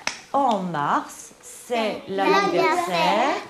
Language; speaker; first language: French; native; French